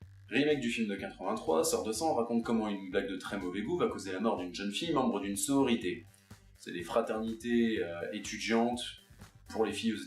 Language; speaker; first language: French; native; French